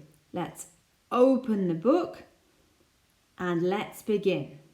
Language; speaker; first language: English; non-native, fluent; Spanish